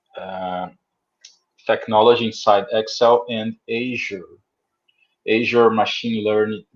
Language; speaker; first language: English; non-native, fluent; Portuguese